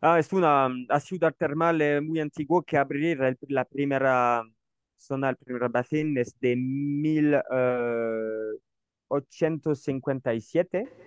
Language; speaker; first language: Spanish; non-native, learner; French